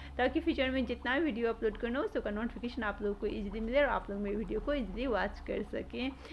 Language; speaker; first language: Hindi; native; Hindi